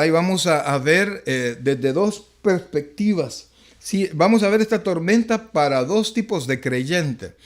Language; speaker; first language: Spanish; native; Spanish